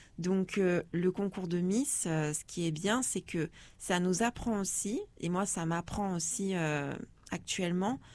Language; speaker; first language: French; native; French